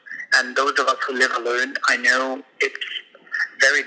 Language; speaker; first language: English; non-native, local second language; Hindi